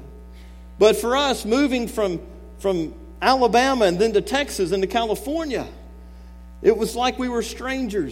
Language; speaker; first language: English; native; English